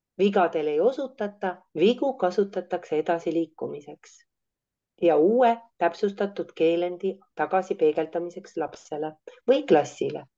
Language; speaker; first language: Estonian; native; Estonian